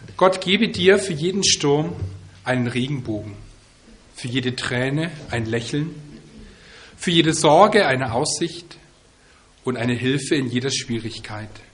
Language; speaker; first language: German; native; German